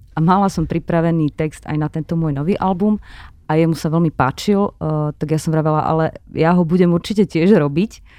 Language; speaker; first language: Slovak; native; Slovak